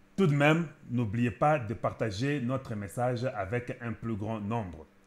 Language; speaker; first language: French; non-native, local second language; Lingala